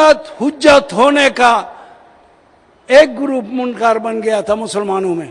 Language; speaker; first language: Urdu; non-native, fluent; Bangla